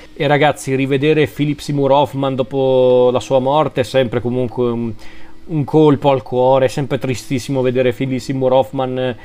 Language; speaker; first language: Italian; native; Italian